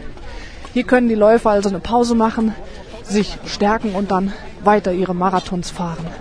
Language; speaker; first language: German; native; German